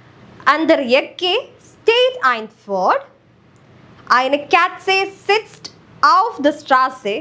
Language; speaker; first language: German; non-native, fluent; Malayalam